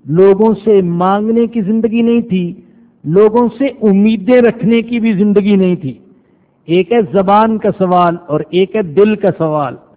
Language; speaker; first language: Urdu; non-native, local second language; Punjabi